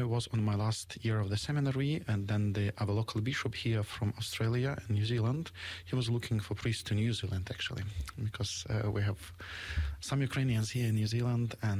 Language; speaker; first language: English; non-native, fluent; Ukrainian